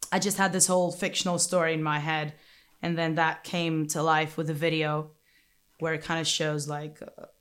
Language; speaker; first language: English; non-native, fluent; Greek